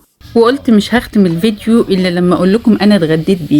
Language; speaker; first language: Arabic; native; Arabic